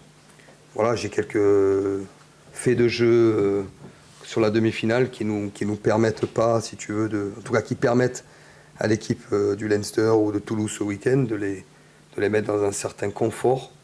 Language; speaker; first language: French; native; French